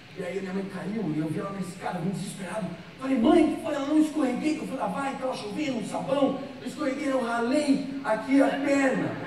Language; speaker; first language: Portuguese; native; Portuguese